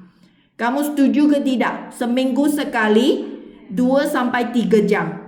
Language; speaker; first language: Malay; non-native, local second language; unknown